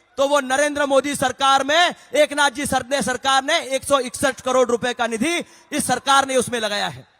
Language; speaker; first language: Hindi; non-native, local second language; Marathi